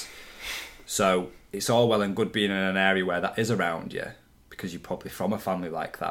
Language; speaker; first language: English; native; English